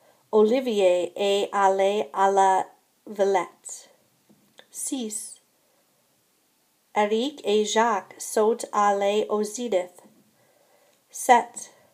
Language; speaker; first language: French; non-native, fluent; English